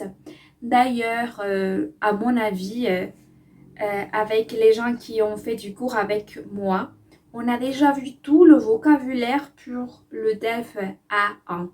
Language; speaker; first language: French; non-native, fluent; Spanish